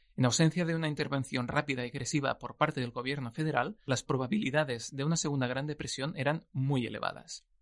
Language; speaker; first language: Spanish; non-native, local second language; Catalan